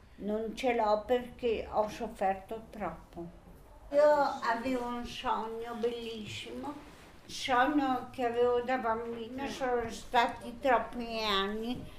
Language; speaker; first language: Italian; native; Italian